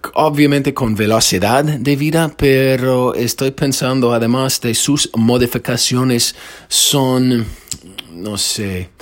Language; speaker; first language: Spanish; non-native, fluent; English